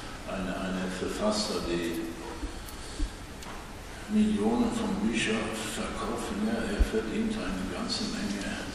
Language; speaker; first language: German; non-native, learner; Swedish